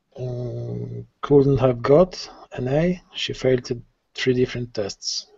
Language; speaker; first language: English; non-native, learner; Polish